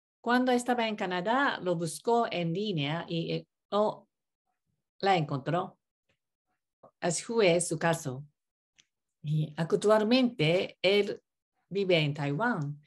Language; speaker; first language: Spanish; non-native, learner; Japanese